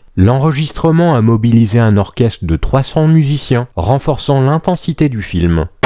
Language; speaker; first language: French; native; French